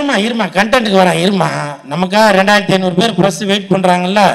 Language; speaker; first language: Tamil; native; Tamil